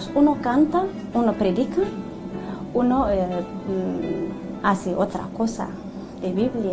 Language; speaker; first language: Spanish; non-native, learner; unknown